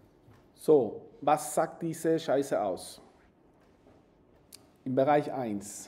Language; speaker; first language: German; non-native, fluent; Spanish